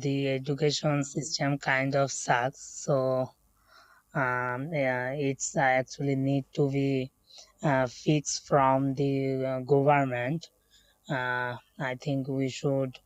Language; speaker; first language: English; non-native, learner; Bangla